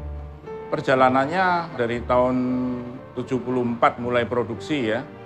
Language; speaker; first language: Indonesian; native; Indonesian